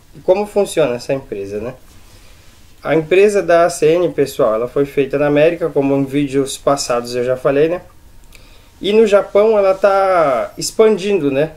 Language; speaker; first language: Portuguese; native; Portuguese